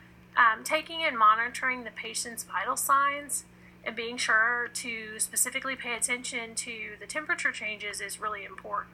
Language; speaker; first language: English; native; English